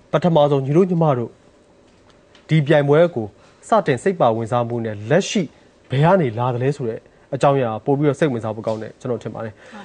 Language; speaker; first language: Burmese; native; Burmese